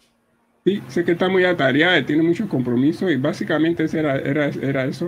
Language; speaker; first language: Spanish; native; Spanish